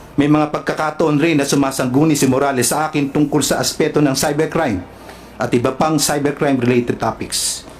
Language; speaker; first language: Filipino; non-native, local second language; Cebuano